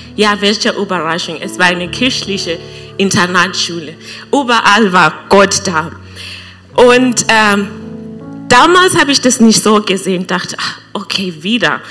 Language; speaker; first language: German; non-native, learner; English